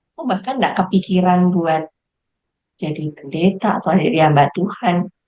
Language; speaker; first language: Indonesian; native; Indonesian